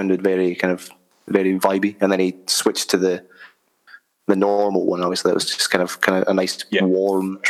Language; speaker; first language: English; native; English